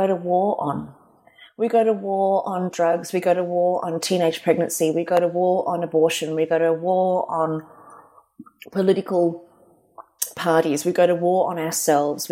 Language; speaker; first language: English; native; English